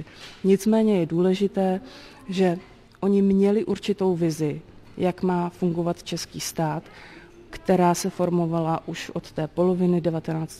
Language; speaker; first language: Czech; native; Czech